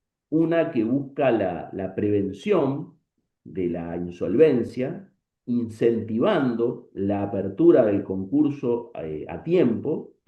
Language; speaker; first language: Spanish; native; Spanish